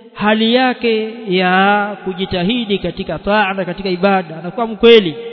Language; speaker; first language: Swahili; native; Swahili